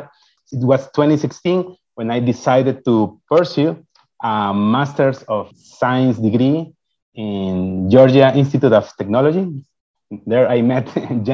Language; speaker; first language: English; non-native, fluent; Spanish